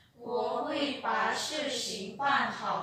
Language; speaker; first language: Chinese; non-native, learner; Lao